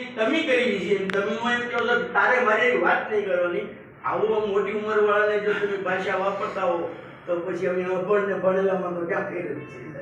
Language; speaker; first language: Gujarati; non-native, local second language; Sindhi